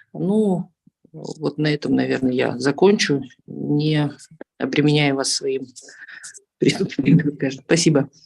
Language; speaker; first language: Russian; native; Russian